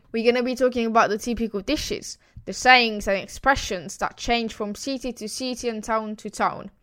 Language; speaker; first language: English; non-native, fluent; Italian